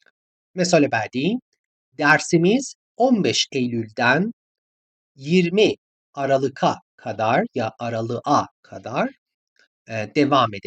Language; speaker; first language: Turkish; non-native, fluent; Persian